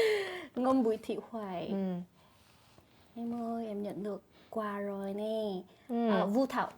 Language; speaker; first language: Vietnamese; non-native, fluent; Korean